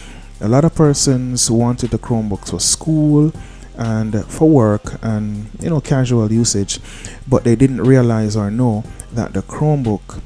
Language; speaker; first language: English; native; English